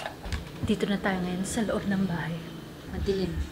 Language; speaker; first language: Filipino; native; Filipino